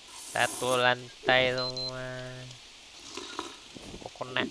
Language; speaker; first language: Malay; non-native, local second language; Chinese